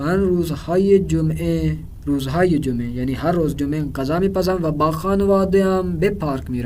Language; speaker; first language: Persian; non-native, fluent; Urdu